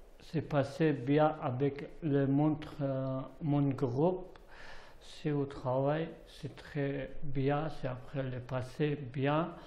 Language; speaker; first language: French; non-native, learner; Persian